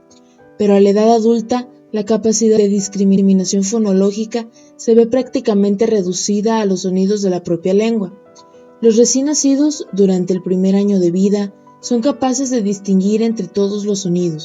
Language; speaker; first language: Spanish; native; Spanish